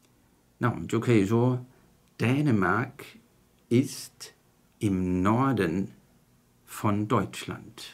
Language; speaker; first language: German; non-native, fluent; Chinese